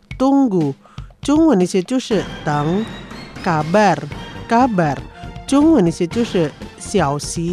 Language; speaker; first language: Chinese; non-native, fluent; Indonesian